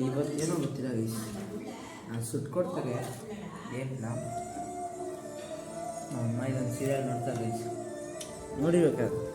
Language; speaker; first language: Kannada; native; Kannada